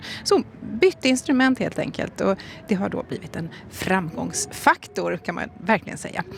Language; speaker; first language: Swedish; native; Swedish